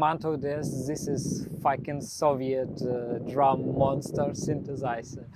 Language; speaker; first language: English; non-native, learner; Belarusian